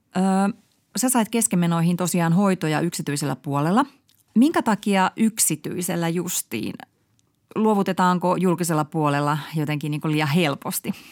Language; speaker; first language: Finnish; native; Finnish